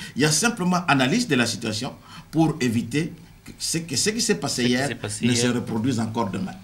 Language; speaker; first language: French; non-native, local second language; Kongo